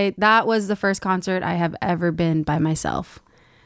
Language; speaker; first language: English; native; English